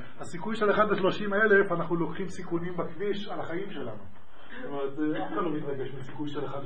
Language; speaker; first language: Hebrew; native; Hebrew